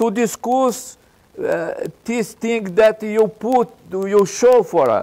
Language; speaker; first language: English; non-native, learner; Portuguese